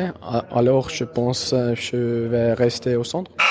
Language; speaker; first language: French; non-native, local second language; German